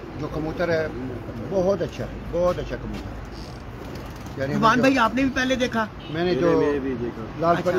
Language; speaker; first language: Hindi; non-native, local second language; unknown